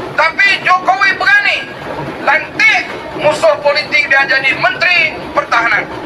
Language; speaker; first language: Malay; native; Malay